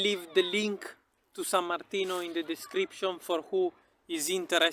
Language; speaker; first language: English; non-native, local second language; Italian